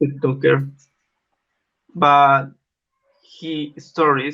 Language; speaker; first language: English; non-native, learner; Spanish